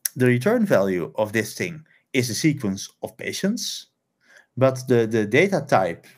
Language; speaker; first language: English; non-native, fluent; Dutch